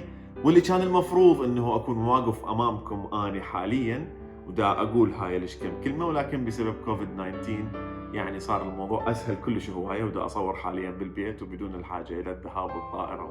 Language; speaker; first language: Arabic; native; Arabic